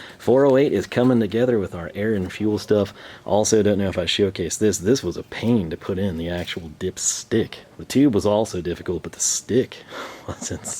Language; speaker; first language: English; native; English